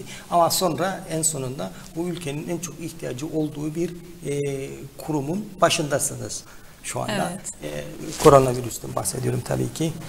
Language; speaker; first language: Turkish; native; Turkish